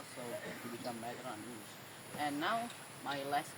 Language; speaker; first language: English; non-native, learner; Indonesian